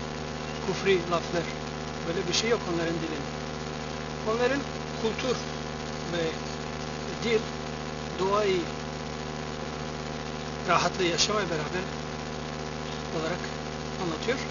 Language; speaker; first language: Turkish; non-native, learner; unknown